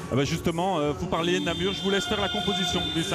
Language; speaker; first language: French; native; French